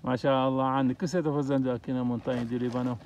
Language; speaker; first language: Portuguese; non-native, learner; Arabic